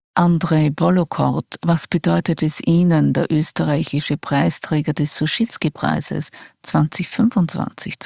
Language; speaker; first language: German; native; German